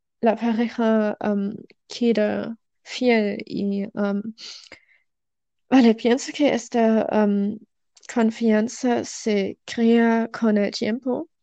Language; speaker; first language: Spanish; non-native, learner; German